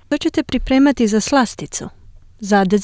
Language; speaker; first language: Croatian; native; Croatian